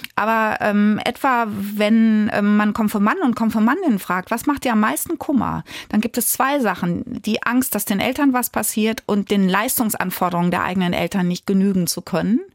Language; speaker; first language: German; native; German